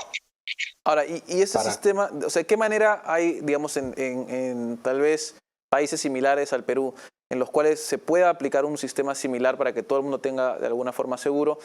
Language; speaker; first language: Spanish; native; Spanish